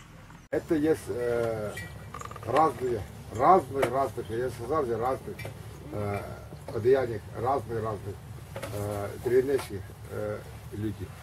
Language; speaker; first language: Russian; non-native, local second language; Tuvinian